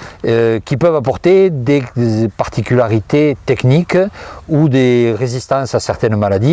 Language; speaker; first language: French; native; French